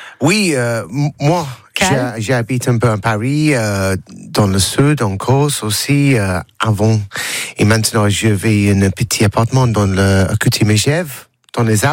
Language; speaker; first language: French; non-native, learner; English